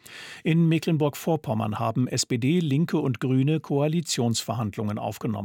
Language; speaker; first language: German; native; German